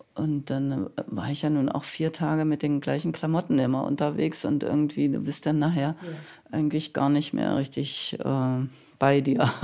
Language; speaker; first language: German; native; German